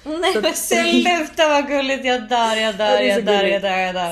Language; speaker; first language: Swedish; native; Swedish